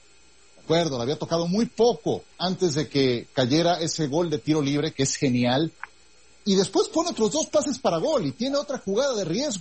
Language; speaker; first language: Spanish; native; Spanish